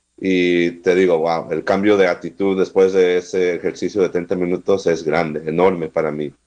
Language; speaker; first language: Spanish; non-native, fluent; English